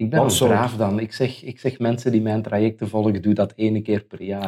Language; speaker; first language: Dutch; native; Dutch